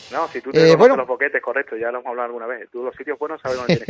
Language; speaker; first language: Spanish; native; Spanish